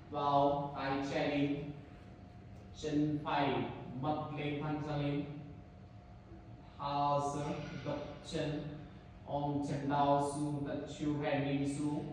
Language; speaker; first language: Vietnamese; non-native, learner; Indonesian